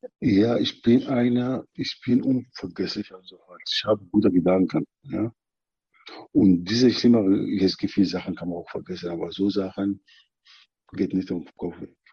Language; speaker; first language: German; non-native, learner; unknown